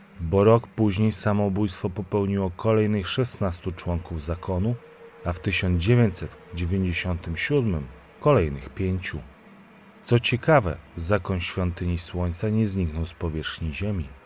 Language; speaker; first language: Polish; native; Polish